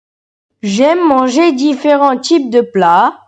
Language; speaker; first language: French; non-native, learner; Tamil